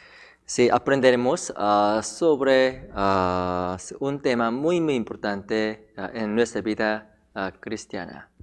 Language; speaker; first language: Spanish; non-native, fluent; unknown